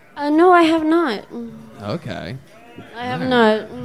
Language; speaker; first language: English; native; English